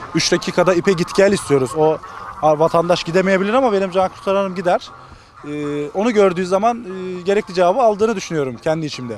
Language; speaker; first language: Turkish; native; Turkish